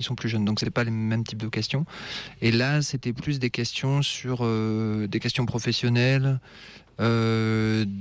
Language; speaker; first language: French; native; French